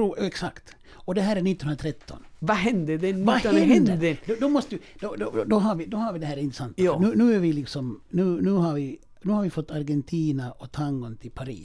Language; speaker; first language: Swedish; native; Swedish